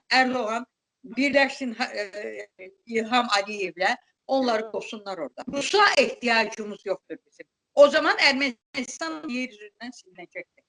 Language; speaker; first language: Turkish; non-native, fluent; Azerbaijani